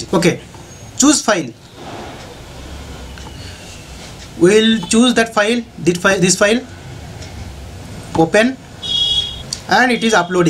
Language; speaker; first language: English; non-native, local second language; Hindi